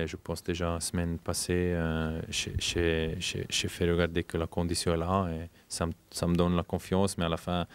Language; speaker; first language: French; non-native, fluent; German